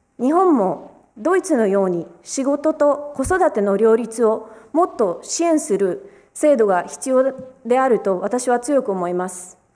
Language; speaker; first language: Japanese; early bilingual, other home language; Romanian